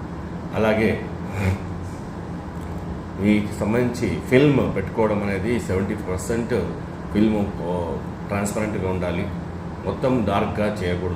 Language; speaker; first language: Telugu; native; Telugu